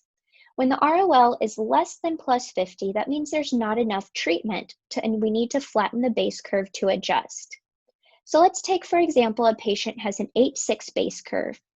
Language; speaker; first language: English; native; English